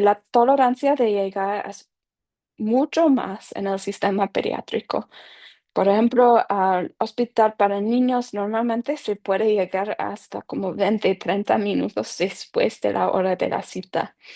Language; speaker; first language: Spanish; non-native, fluent; English